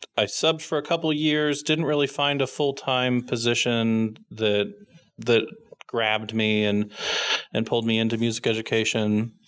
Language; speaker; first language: English; native; English